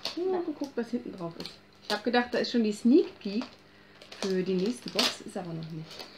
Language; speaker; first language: German; native; German